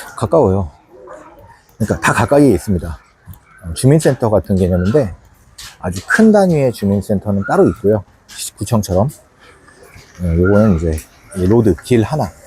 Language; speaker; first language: Korean; native; Korean